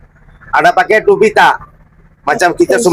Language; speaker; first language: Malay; non-native, learner; Bangla